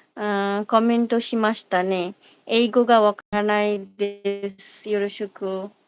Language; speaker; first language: Japanese; non-native, learner; Bangla